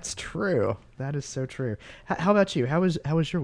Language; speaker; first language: English; native; English